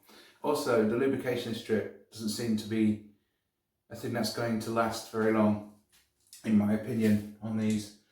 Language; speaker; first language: English; native; English